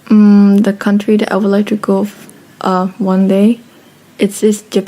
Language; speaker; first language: English; non-native, fluent; Thai